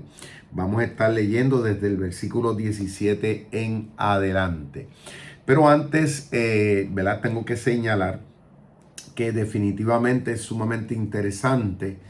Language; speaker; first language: Spanish; native; Spanish